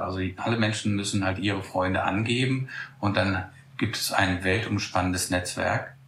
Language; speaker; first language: German; native; German